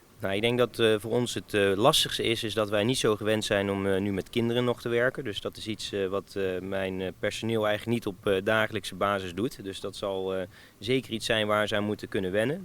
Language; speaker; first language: Dutch; native; Dutch